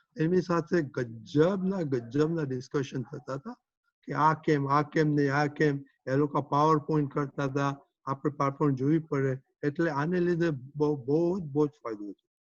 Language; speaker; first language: Gujarati; early bilingual, heritage; Gujarati